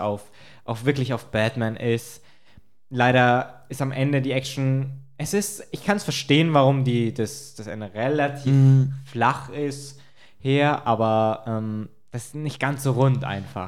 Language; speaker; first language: German; native; German